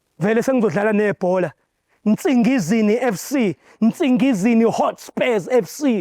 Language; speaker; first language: Zulu; native; Zulu